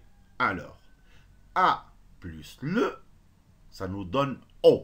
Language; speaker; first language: French; non-native, local second language; Arabic